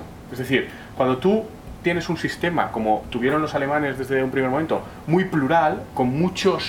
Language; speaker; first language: Spanish; native; Spanish